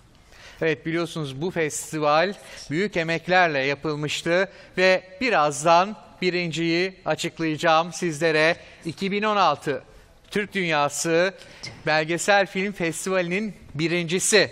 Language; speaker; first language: Turkish; native; Turkish